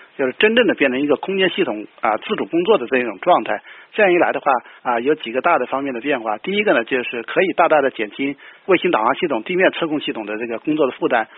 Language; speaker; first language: Chinese; native; Chinese